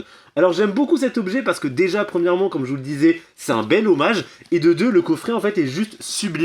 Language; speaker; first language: French; native; French